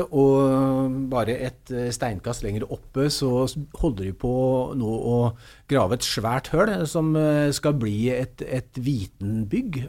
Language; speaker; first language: Norwegian; native; Norwegian